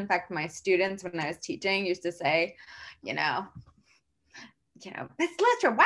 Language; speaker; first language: English; native; English